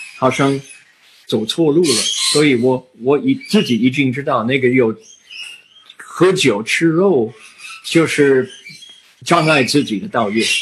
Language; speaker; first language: Chinese; non-native, fluent; English